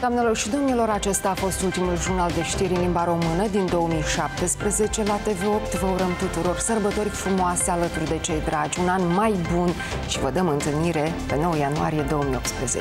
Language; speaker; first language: Romanian; native; Romanian